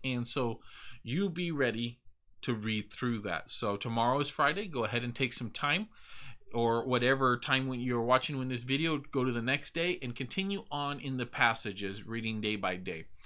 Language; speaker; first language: English; native; English